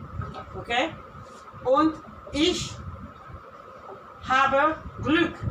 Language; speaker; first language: German; non-native, fluent; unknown